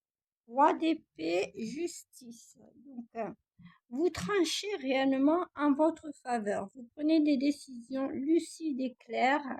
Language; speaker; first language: French; native; French